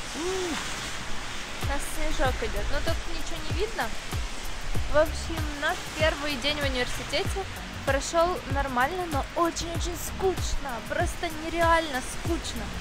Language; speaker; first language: Russian; native; Russian